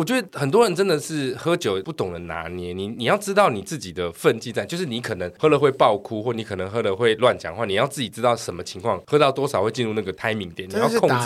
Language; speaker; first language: Chinese; native; Chinese